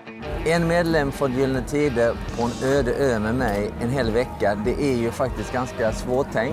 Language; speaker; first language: Swedish; native; Swedish